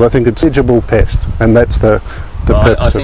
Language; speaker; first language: English; native; English